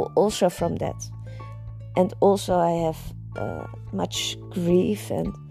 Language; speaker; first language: English; non-native, learner; Dutch